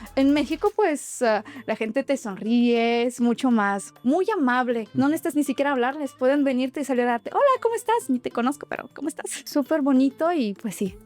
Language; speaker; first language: Spanish; non-native, fluent; Ukrainian